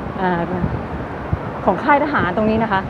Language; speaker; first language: Thai; native; Thai